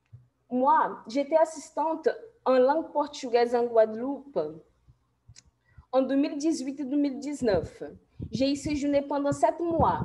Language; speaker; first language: French; non-native, fluent; Portuguese